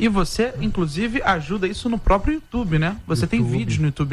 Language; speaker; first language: Portuguese; native; Portuguese